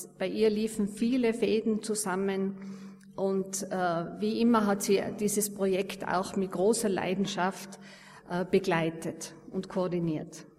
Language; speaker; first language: German; native; German